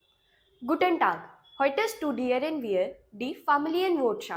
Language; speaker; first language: German; non-native, fluent; Hindi